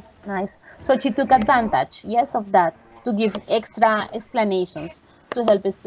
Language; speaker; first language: English; non-native, fluent; Spanish